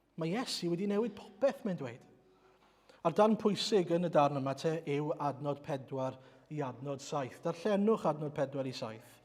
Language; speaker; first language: Welsh; native; Welsh